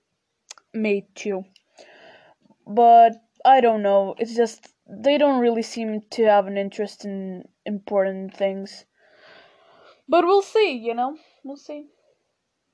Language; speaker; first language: English; non-native, fluent; Portuguese